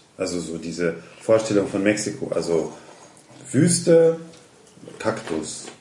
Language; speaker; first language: German; native; German